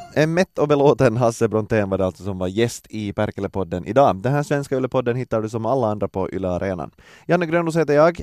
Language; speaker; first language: Swedish; native; Swedish